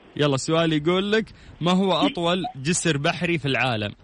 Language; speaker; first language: Arabic; native; Arabic